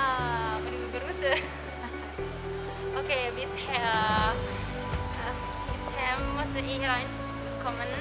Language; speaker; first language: German; non-native, learner; Indonesian